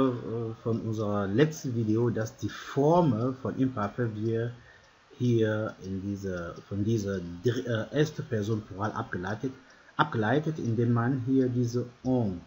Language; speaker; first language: German; non-native, fluent; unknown